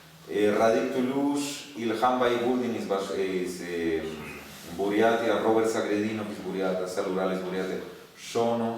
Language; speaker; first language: Russian; non-native, learner; Spanish